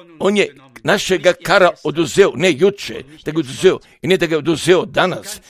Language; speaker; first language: Croatian; non-native, fluent; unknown